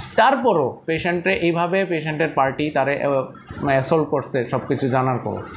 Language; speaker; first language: Bangla; native; Bangla